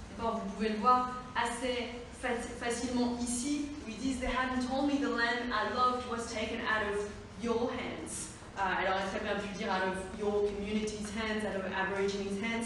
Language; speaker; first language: French; native; French